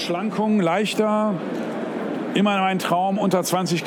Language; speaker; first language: German; native; German